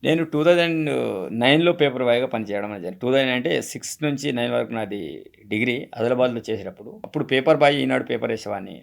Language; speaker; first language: Telugu; non-native, local second language; Gondi